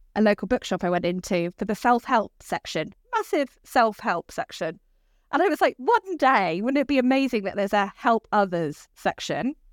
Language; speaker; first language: English; native; English